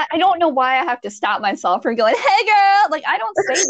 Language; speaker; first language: English; native; English